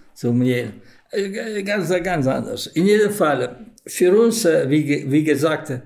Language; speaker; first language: German; non-native, fluent; Italian